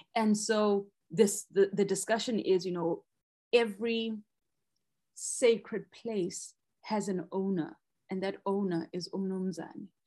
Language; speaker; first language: English; non-native, local second language; Zulu